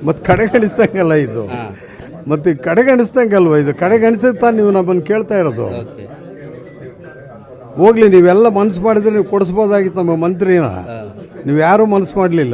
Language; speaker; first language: Kannada; native; Kannada